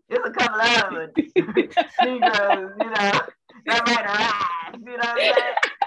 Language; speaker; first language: English; native; English